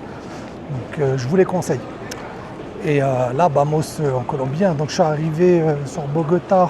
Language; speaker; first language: French; native; French